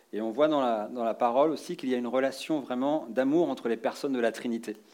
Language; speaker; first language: French; native; French